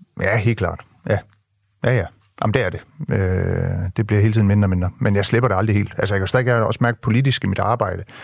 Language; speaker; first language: Danish; early bilingual, other home language; French